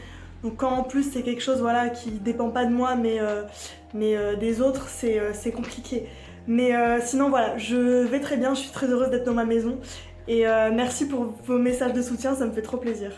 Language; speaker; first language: French; native; French